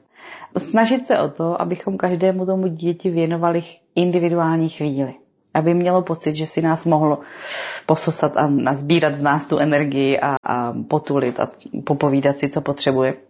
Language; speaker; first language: Czech; native; Czech